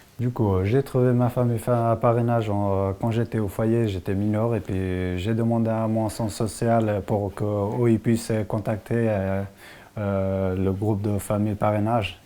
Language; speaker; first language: French; non-native, fluent; Persian